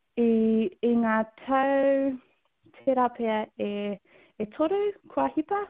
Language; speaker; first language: Māori; non-native, local second language; English